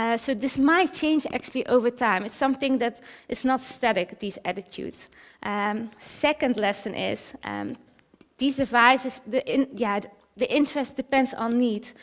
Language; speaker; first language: English; early bilingual, other home language; Dutch